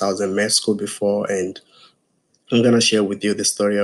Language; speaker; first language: English; non-native, local second language; Yoruba